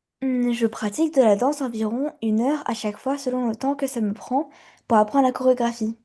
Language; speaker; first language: French; early bilingual, other home language; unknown